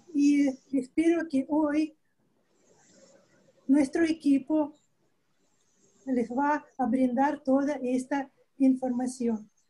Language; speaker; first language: Spanish; non-native, fluent; Russian